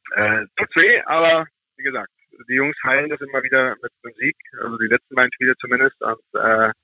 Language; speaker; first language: German; native; German